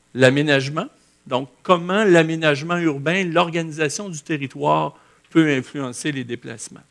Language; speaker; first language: French; native; French